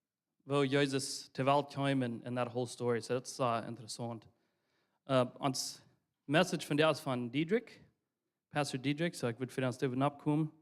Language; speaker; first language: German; non-native, learner; Low German